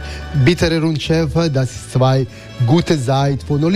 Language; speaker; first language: German; non-native, learner; Croatian